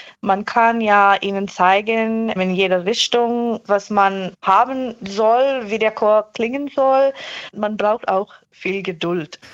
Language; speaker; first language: German; non-native, fluent; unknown